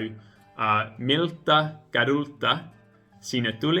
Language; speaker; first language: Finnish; non-native, learner; English